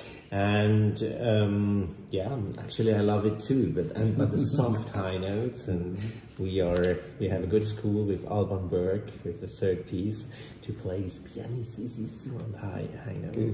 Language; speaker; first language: English; non-native, fluent; German